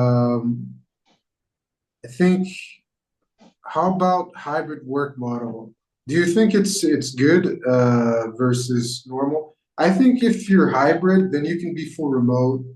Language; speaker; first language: English; non-native, fluent; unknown